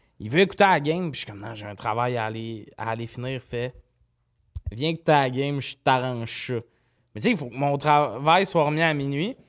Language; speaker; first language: French; native; French